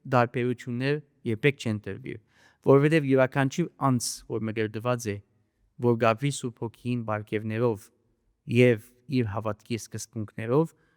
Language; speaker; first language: Armenian; early bilingual, heritage; Armenian